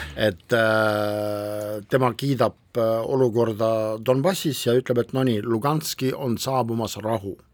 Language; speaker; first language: Estonian; non-native, local second language; Russian